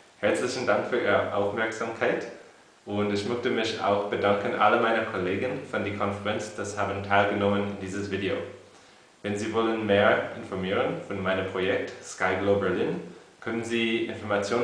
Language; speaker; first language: German; non-native, fluent; English